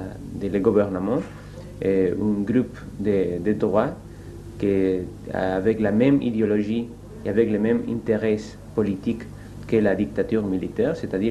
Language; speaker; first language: French; non-native, fluent; Spanish